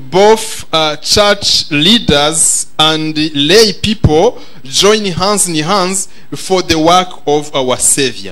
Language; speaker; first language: English; non-native, local second language; Kinyarwanda